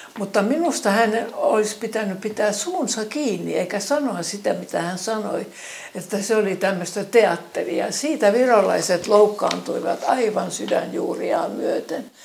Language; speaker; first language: Finnish; early bilingual, other home language; Estonian